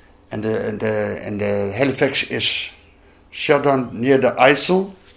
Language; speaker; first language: English; non-native, learner; Dutch